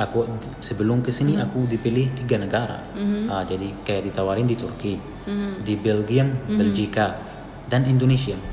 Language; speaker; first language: Indonesian; non-native, fluent; Arabic